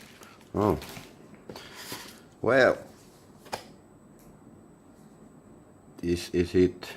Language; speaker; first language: English; non-native, learner; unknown